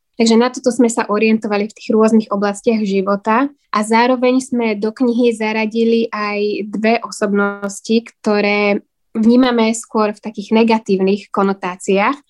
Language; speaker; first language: Slovak; native; Slovak